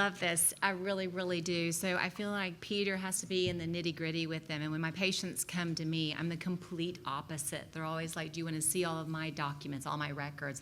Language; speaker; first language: English; native; English